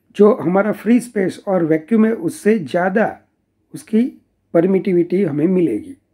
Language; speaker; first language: Hindi; non-native, local second language; Gujarati